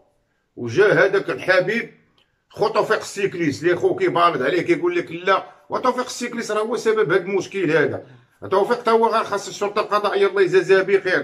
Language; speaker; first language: Arabic; native; Arabic